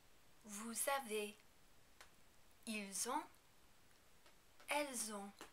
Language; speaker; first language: French; non-native, fluent; English